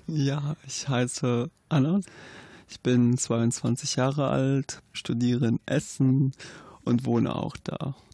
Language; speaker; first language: German; non-native, fluent; Arabic